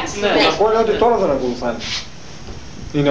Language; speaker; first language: Greek; native; Greek